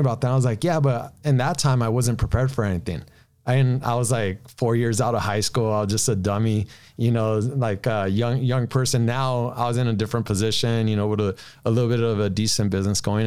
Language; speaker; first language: English; native; English